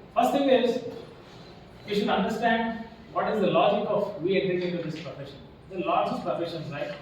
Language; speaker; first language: English; non-native, local second language; Kannada